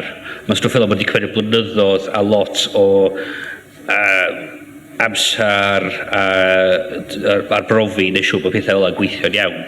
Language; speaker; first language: Welsh; native; Welsh